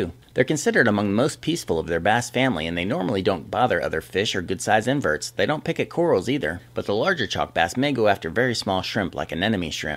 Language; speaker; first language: English; native; English